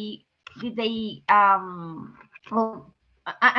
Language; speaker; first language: English; non-native, fluent; Spanish